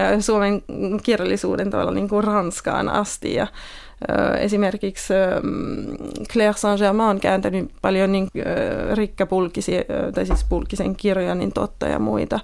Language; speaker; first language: Finnish; non-native, fluent; French